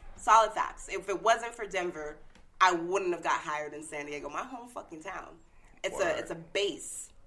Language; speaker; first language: English; native; English